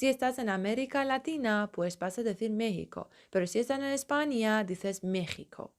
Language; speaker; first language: Spanish; non-native, fluent; Persian